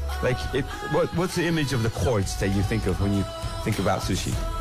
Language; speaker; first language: English; non-native, fluent; Japanese